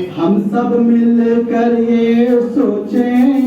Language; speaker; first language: Hindi; native; Hindi